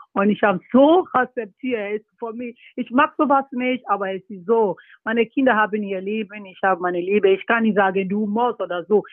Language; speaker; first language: German; non-native, learner; Yoruba